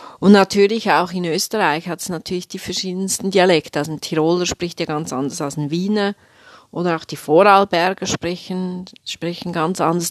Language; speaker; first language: German; native; German